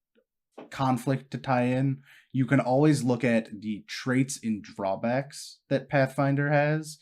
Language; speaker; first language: English; native; English